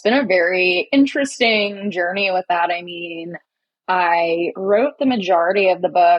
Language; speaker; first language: English; native; English